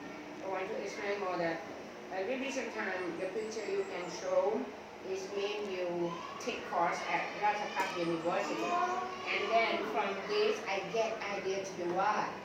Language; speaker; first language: English; non-native, learner; Thai